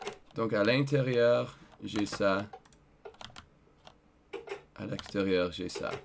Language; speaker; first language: French; non-native, learner; English